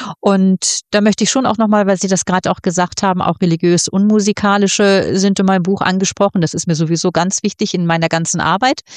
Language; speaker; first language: German; native; German